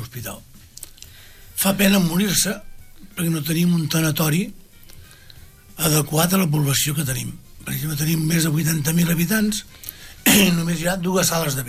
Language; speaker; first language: Catalan; native; Catalan